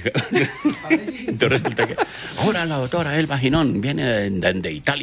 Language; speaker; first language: Spanish; native; Spanish